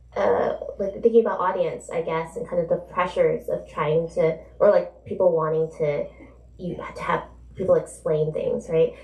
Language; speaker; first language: English; native; English